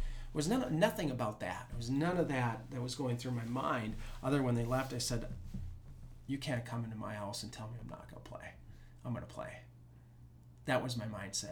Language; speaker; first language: English; native; English